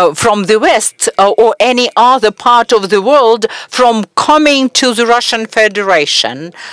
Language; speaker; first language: English; non-native, fluent; Persian